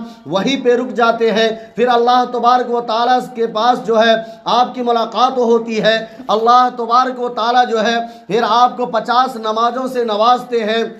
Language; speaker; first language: Urdu; native; Urdu